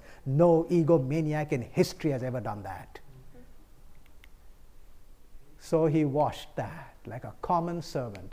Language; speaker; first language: English; non-native, local second language; Bangla